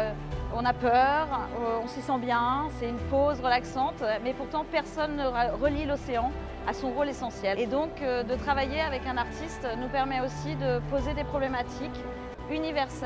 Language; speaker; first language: French; native; French